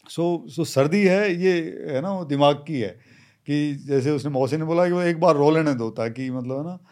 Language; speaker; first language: Hindi; native; Hindi